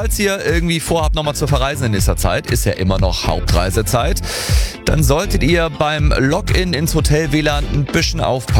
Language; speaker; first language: German; native; German